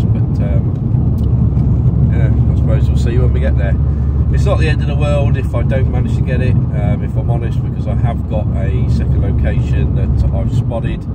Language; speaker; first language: English; native; English